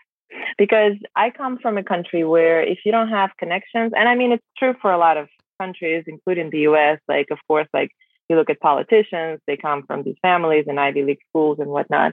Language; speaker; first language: English; non-native, fluent; Russian